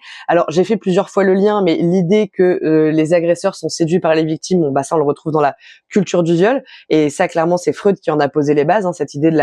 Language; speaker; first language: French; native; French